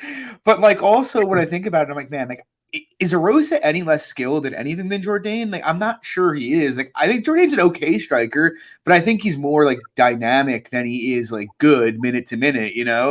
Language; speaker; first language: English; native; English